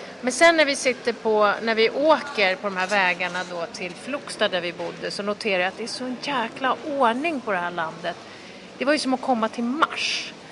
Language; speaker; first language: Swedish; early bilingual, other home language; Kurdish